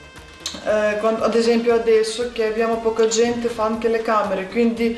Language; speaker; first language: Italian; early bilingual, other home language; Ukrainian